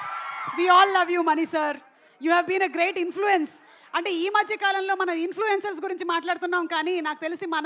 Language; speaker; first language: Telugu; native; Telugu